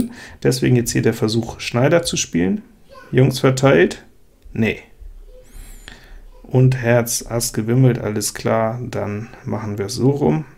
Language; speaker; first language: German; native; German